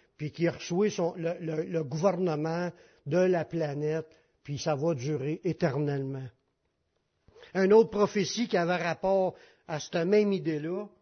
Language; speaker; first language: French; native; French